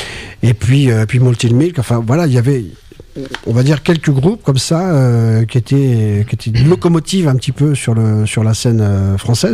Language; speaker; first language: French; native; French